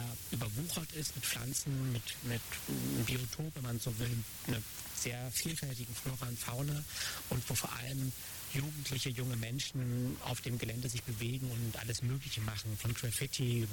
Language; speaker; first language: German; native; German